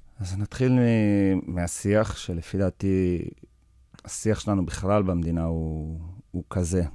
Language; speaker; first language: Hebrew; early bilingual, other home language; English